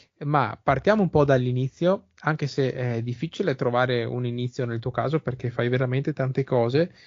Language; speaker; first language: Italian; native; Italian